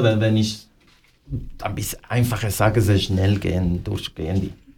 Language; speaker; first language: German; non-native, fluent; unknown